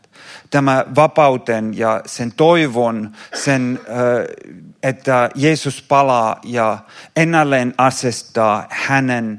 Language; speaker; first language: Finnish; non-native, fluent; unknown